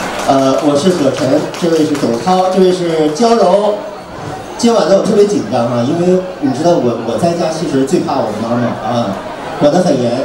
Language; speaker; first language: Chinese; native; Chinese